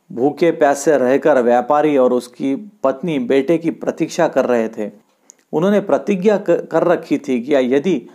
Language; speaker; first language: Hindi; non-native, local second language; Marathi